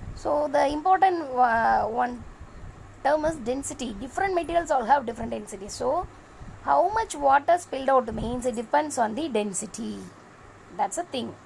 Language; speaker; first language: English; non-native, local second language; Tamil